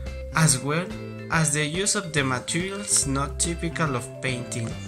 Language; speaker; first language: English; non-native, learner; Spanish